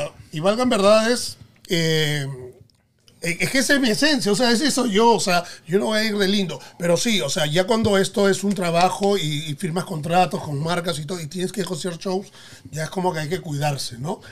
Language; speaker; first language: Spanish; native; Spanish